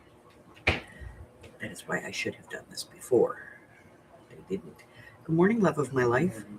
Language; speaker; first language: English; native; English